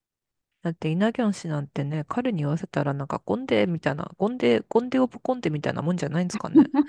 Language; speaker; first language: Japanese; early bilingual, other home language; Korean